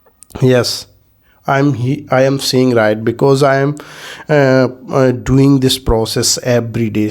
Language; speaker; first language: English; non-native, learner; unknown